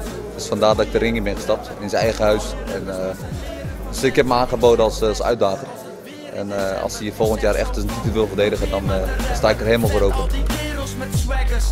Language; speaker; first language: Dutch; early bilingual, other home language; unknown